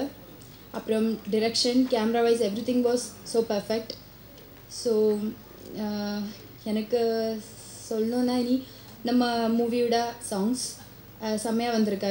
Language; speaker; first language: Tamil; non-native, learner; Malayalam